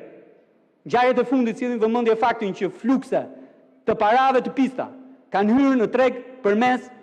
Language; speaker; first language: Albanian; native; Albanian